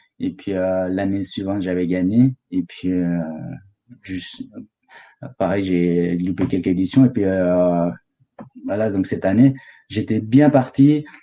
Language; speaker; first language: French; non-native, fluent; Sherpa